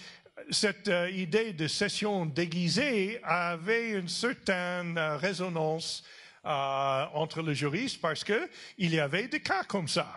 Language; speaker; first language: French; non-native, fluent; English